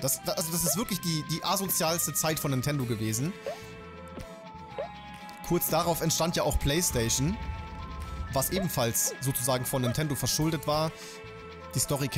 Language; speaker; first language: German; native; German